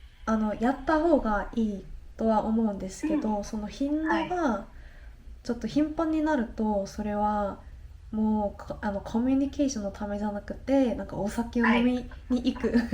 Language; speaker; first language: Japanese; non-native, fluent; Korean